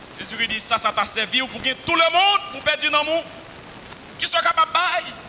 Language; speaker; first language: French; non-native, local second language; Haitian Creole